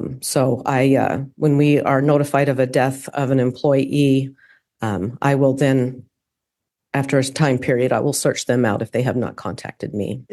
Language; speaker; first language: English; native; English